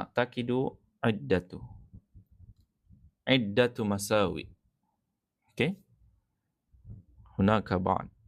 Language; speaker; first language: Arabic; non-native, fluent; Malay